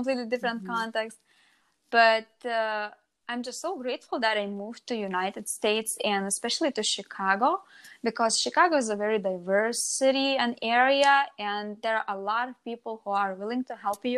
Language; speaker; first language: English; non-native, fluent; Lithuanian